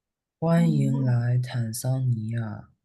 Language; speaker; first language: Chinese; early bilingual, heritage; Chinese